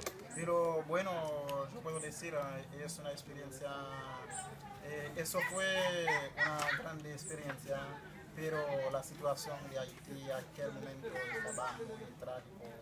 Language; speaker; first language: Spanish; non-native, fluent; Haitian Creole